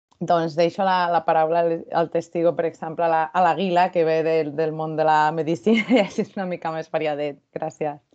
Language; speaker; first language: Catalan; non-native, local second language; Spanish